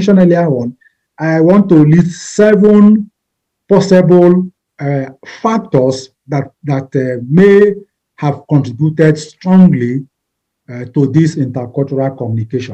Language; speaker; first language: English; non-native, local second language; Igbo